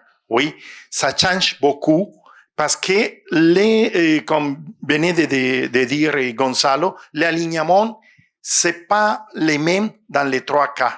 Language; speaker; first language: French; non-native, fluent; Spanish